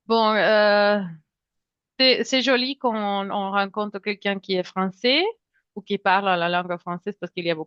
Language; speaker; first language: French; non-native, fluent; Spanish